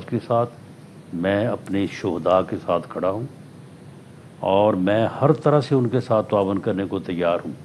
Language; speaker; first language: Urdu; non-native, local second language; Punjabi